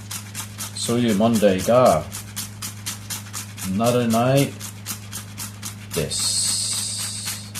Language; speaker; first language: Japanese; non-native, learner; English